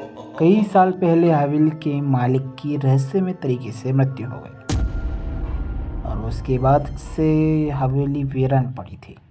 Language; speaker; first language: Hindi; native; Hindi